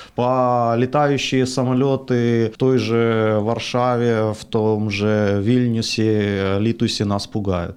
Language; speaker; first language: Russian; native; Russian